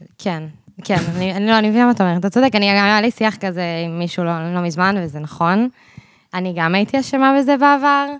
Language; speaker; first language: Hebrew; early bilingual, other home language; English